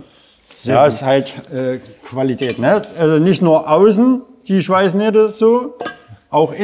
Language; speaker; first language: German; native; German